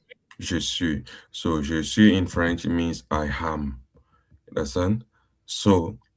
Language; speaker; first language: French; non-native, fluent; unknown